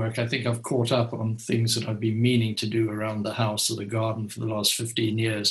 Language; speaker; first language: English; native; English